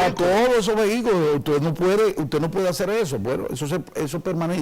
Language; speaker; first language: Spanish; native; Spanish